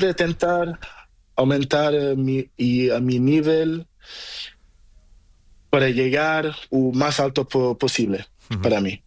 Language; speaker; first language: Spanish; non-native, learner; Portuguese